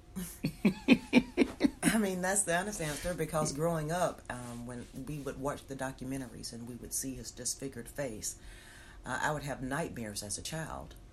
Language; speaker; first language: English; native; English